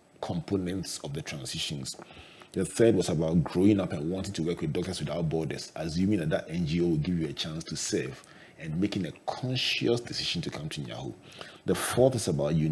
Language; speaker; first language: English; non-native, local second language; Akan